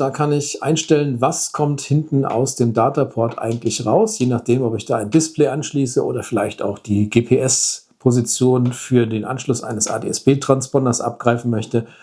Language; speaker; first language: German; native; German